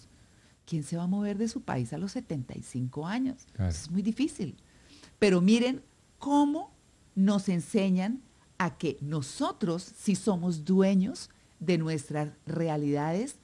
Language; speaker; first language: Spanish; native; Spanish